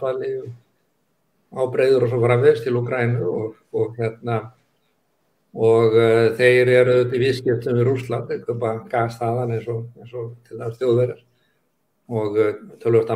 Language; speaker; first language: Icelandic; native; Icelandic